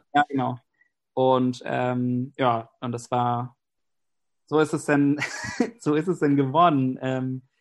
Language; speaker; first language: German; non-native, fluent; English